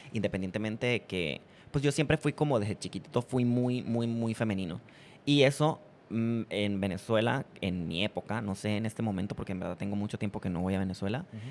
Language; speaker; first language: Spanish; native; Spanish